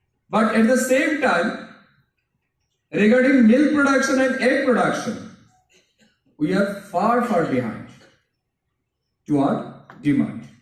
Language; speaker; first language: English; non-native, local second language; Bangla